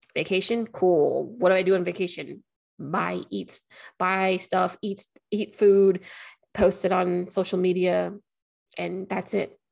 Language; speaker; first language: English; native; English